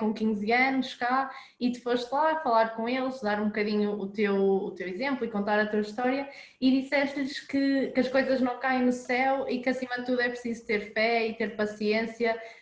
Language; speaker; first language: Portuguese; native; Portuguese